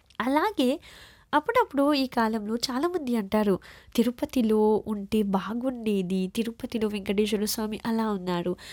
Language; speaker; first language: Telugu; early bilingual, heritage; Telugu